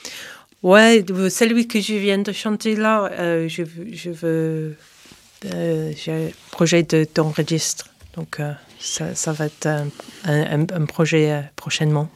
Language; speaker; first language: French; non-native, fluent; English